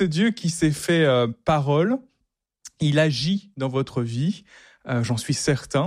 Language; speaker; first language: French; native; French